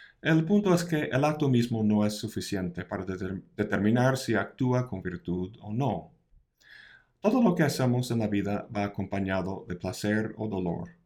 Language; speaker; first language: Spanish; non-native, fluent; English